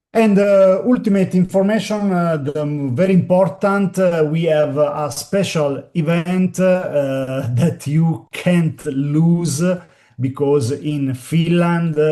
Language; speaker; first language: English; non-native, learner; Italian